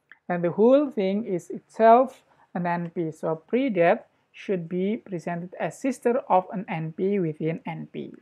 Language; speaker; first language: English; non-native, fluent; Indonesian